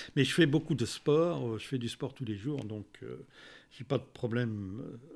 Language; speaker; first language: French; native; French